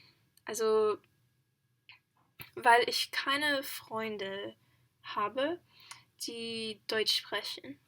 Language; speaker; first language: German; non-native, learner; English